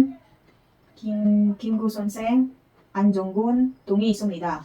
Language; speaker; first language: Korean; non-native, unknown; Filipino